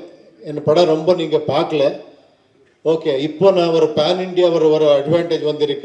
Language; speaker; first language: Tamil; non-native, learner; Kannada